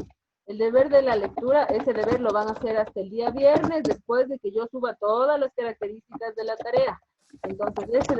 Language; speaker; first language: Spanish; native; Spanish